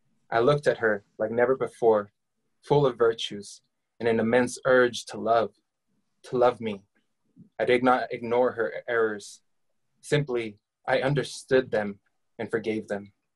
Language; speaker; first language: English; native; English